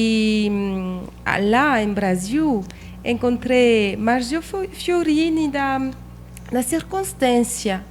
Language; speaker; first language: Portuguese; non-native, learner; French